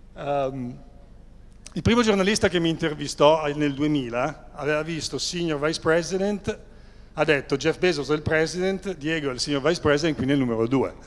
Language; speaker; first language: Italian; native; Italian